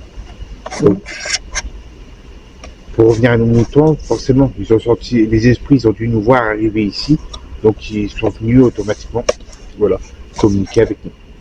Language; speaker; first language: French; native; French